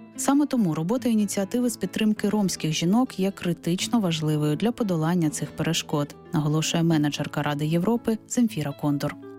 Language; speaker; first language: Ukrainian; native; Ukrainian